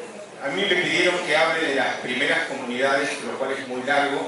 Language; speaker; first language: Spanish; native; Spanish